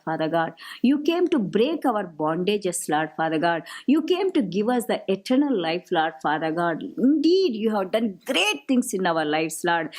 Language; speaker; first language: English; non-native, local second language; Telugu